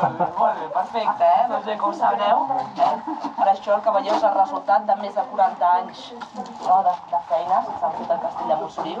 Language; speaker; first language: Catalan; native; Catalan